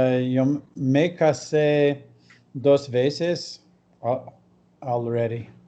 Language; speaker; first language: Spanish; non-native, learner; English